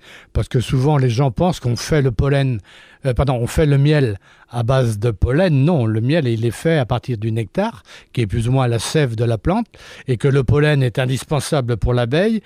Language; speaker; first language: French; native; French